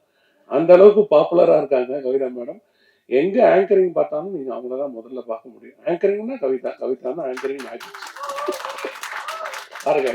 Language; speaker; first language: Tamil; native; Tamil